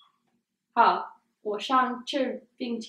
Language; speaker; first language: Chinese; non-native, learner; English